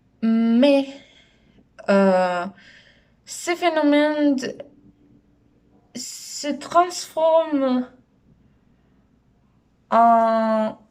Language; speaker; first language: French; non-native, learner; Spanish